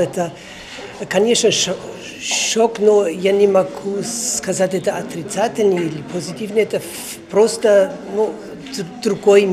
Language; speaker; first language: Russian; non-native, learner; German